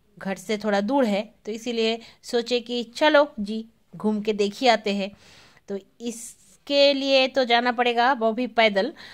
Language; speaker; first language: Hindi; non-native, local second language; Bangla